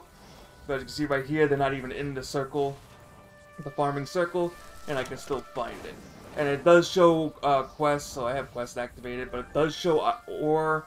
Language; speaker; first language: English; native; English